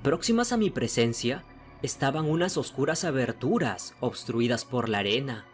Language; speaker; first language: Spanish; native; Spanish